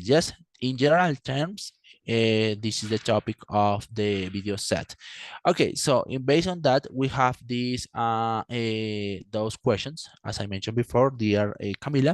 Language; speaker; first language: English; non-native, fluent; Spanish